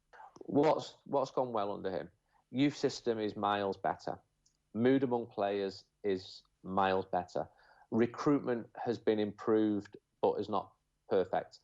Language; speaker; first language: English; native; English